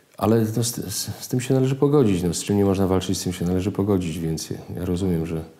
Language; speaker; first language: Polish; native; Polish